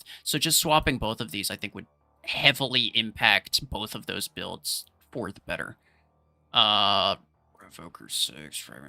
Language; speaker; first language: English; native; English